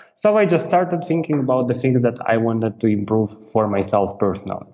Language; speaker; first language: English; non-native, fluent; Romanian